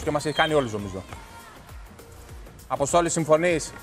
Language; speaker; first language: Greek; native; Greek